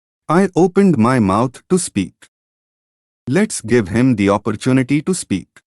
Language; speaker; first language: English; non-native, fluent; Hindi